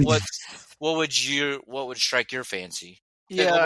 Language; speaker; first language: English; native; English